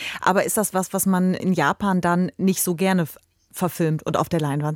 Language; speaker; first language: German; native; German